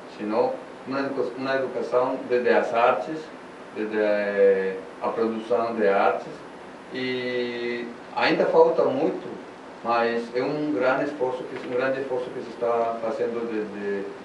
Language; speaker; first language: Portuguese; non-native, learner; Spanish